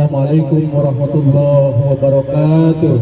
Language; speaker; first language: Indonesian; native; Indonesian